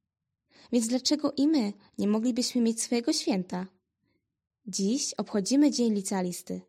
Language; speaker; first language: Polish; native; Polish